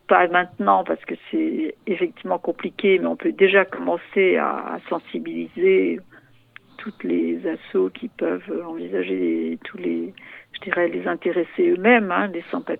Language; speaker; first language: French; native; French